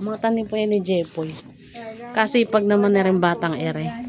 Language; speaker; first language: Filipino; native; Filipino